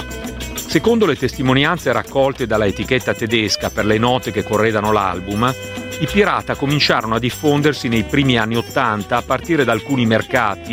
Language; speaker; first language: Italian; native; Italian